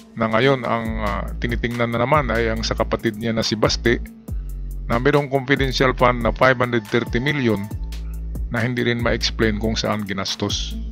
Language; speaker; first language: Filipino; non-native, local second language; Cebuano